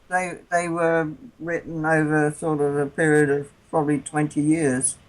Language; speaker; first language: English; native; English